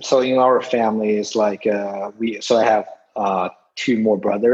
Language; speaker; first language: English; non-native, fluent; Chinese